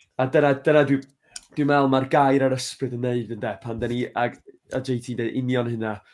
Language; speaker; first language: Welsh; native; Welsh